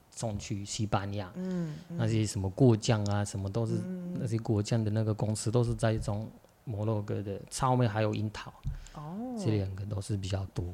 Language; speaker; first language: Chinese; non-native, fluent; Arabic